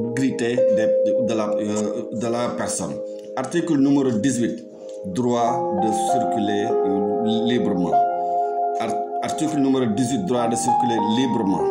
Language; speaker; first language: French; non-native, local second language; Wolof